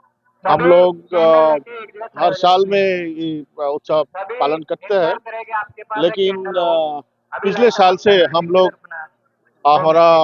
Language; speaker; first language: Hindi; non-native, local second language; Bangla